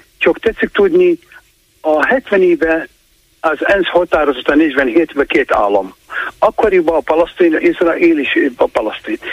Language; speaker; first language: Hungarian; non-native, fluent; Kurdish